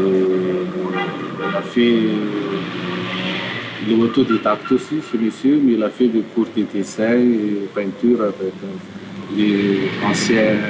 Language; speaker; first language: French; non-native, local second language; Malagasy